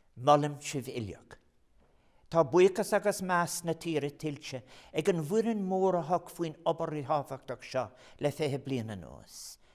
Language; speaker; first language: Irish; non-native, local second language; English